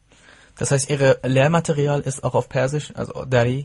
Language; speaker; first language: German; non-native, fluent; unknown